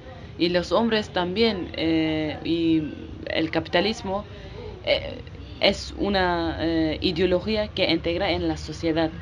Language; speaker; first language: Spanish; non-native, learner; Kurdish